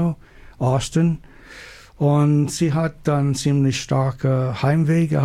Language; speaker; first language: German; non-native, learner; English